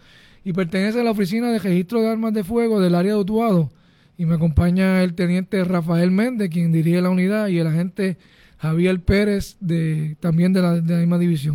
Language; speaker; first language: Spanish; native; Spanish